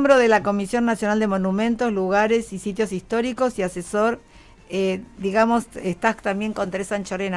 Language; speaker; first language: Spanish; native; Spanish